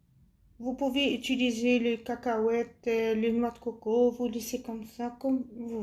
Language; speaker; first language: French; non-native, fluent; Arabic